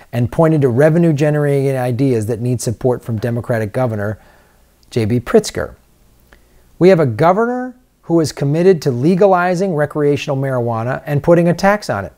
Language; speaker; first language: English; native; English